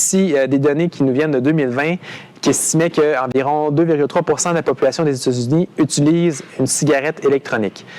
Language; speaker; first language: French; native; French